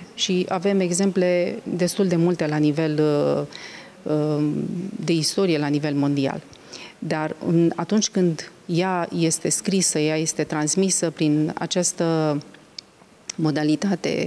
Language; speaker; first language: Romanian; native; Romanian